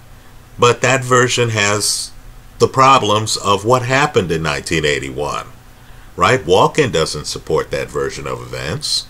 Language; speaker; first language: English; native; English